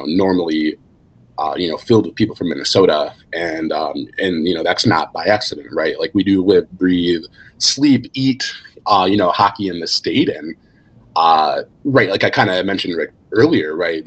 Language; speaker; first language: English; native; English